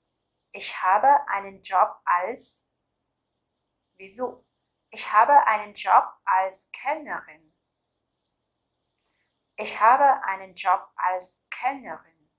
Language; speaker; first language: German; non-native, fluent; Vietnamese